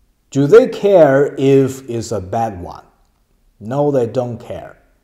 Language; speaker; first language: English; non-native, fluent; Chinese